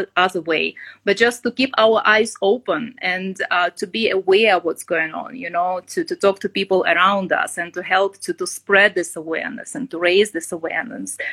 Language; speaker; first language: English; non-native, fluent; Ukrainian